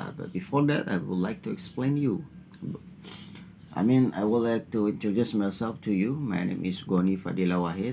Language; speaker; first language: English; non-native, learner; Indonesian